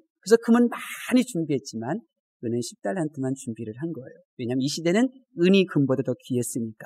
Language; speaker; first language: Korean; native; Korean